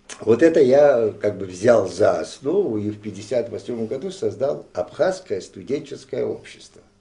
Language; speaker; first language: Russian; non-native, local second language; Abkhazian